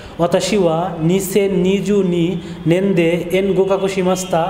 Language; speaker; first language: Japanese; non-native, learner; Bangla